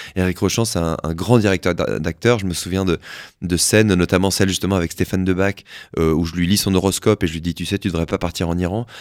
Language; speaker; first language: French; native; French